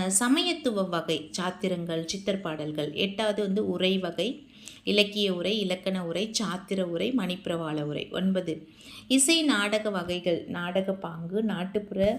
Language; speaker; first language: Tamil; native; Tamil